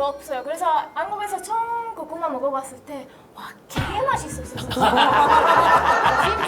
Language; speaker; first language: Korean; early bilingual, other home language; Italian